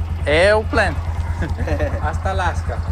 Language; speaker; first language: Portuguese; non-native, learner; English